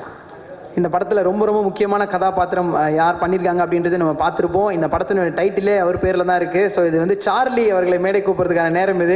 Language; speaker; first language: Tamil; native; Tamil